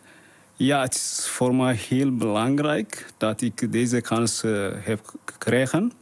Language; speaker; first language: Dutch; non-native, learner; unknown